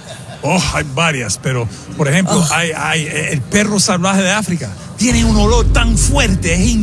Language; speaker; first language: Spanish; non-native, learner; English